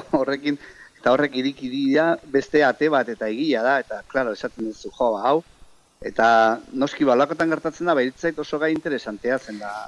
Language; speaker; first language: Basque; native; Basque